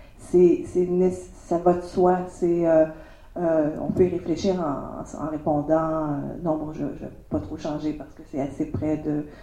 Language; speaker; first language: French; native; French